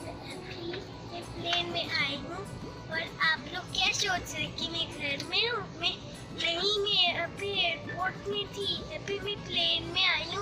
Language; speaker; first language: Hindi; native; Hindi